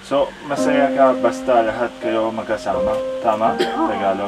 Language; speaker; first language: Filipino; non-native, learner; Arabic